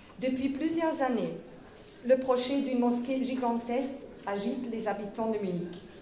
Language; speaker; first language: French; non-native, fluent; German